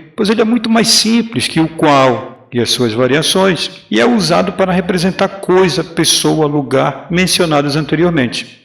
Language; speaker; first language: Portuguese; native; Portuguese